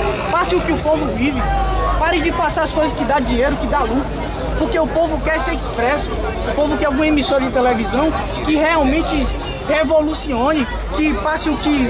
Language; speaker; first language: Portuguese; native; Portuguese